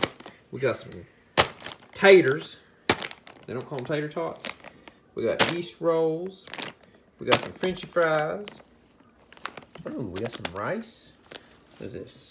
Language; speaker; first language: English; native; English